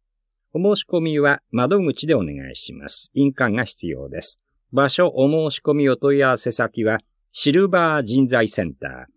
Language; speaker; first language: Japanese; native; Japanese